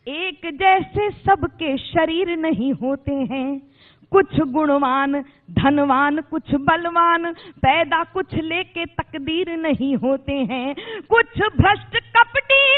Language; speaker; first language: Hindi; native; Hindi